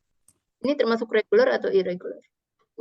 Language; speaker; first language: Indonesian; native; Indonesian